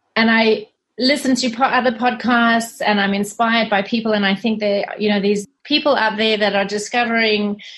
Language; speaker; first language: English; native; English